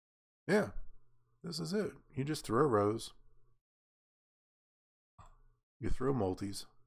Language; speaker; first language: English; native; English